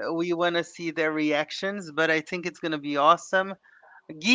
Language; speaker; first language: English; non-native, fluent; Portuguese